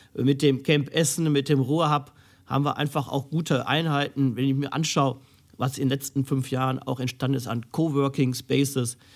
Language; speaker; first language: German; native; German